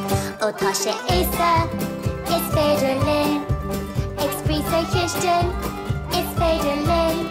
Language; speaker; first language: Irish; native; Irish